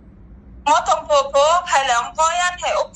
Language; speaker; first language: Cantonese; non-native, learner; Indonesian